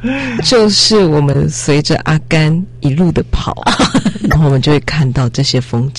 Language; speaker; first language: Chinese; native; Chinese